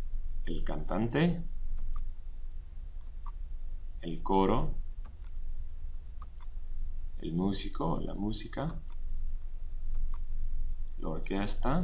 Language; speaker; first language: Spanish; non-native, fluent; English